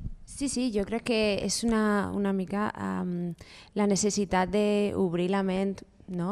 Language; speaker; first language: Catalan; non-native, fluent; Spanish